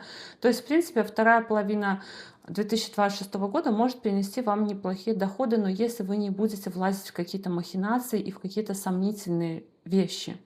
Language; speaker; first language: Russian; native; Russian